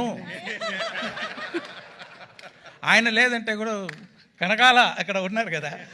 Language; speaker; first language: Telugu; non-native, fluent; Tamil